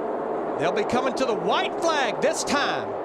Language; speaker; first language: English; native; English